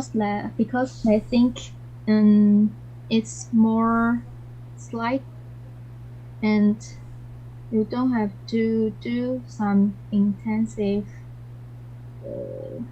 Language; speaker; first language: English; non-native, learner; Chinese